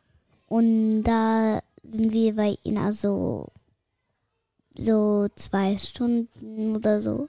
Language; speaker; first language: German; early bilingual, other home language; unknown